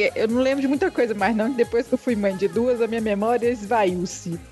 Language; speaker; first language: Portuguese; native; Portuguese